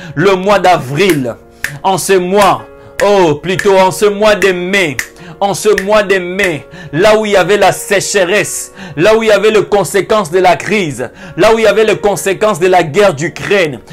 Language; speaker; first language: French; non-native, local second language; Lingala